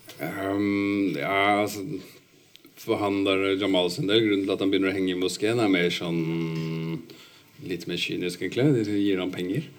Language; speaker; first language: Norwegian; early bilingual, other home language; Urdu